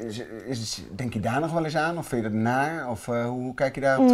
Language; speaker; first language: Dutch; native; Dutch